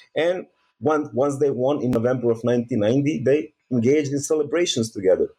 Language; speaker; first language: English; early bilingual, other home language; Bosnian